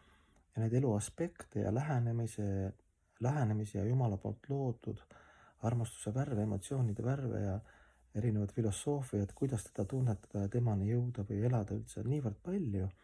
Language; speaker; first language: Estonian; native; Estonian